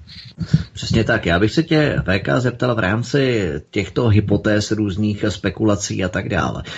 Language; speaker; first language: Czech; native; Czech